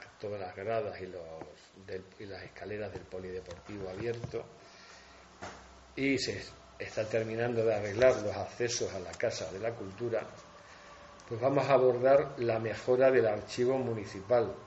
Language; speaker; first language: Spanish; native; Spanish